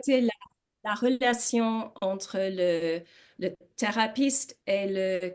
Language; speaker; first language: French; non-native, learner; English